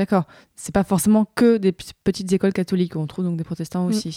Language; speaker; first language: French; native; French